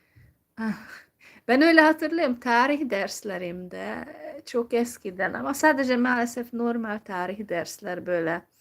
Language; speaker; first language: Turkish; non-native, fluent; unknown